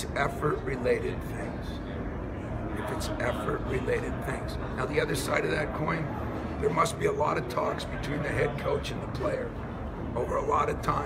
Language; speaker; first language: English; native; English